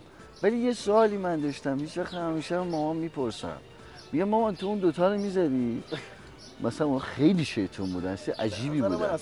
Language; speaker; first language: Persian; native; Persian